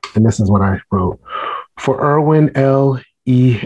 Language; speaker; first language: English; native; English